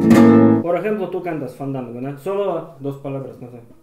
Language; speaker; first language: Spanish; non-native, learner; Russian